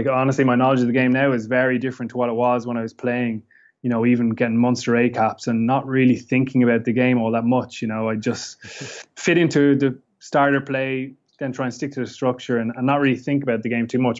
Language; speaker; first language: English; native; English